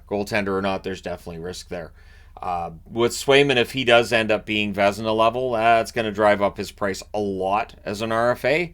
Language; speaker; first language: English; native; English